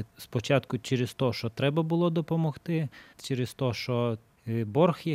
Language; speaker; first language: Ukrainian; non-native, learner; Lithuanian